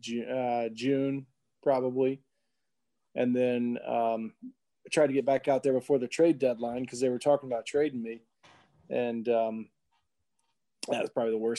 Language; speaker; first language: English; native; English